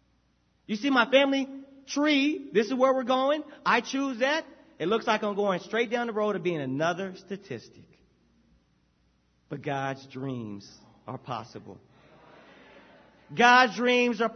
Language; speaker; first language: English; native; English